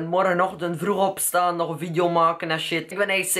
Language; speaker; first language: Dutch; native; Dutch